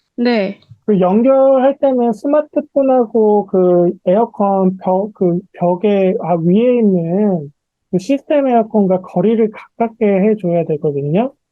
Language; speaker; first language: Korean; native; Korean